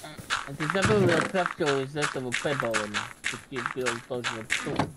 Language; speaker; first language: Russian; non-native, learner; English